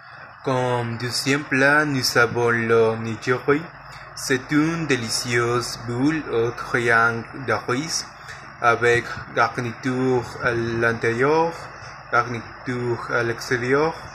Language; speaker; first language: French; non-native, learner; Spanish